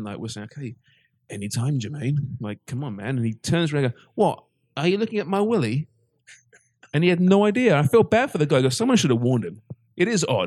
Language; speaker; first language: English; native; English